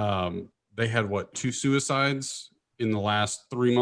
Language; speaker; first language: English; native; English